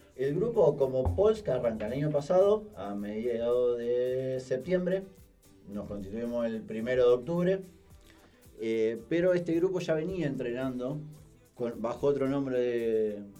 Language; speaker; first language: Spanish; native; Spanish